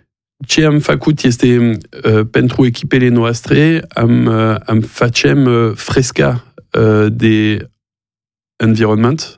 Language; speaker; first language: Romanian; non-native, learner; French